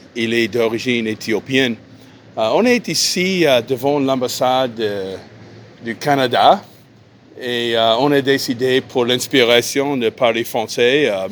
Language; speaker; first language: French; non-native, fluent; English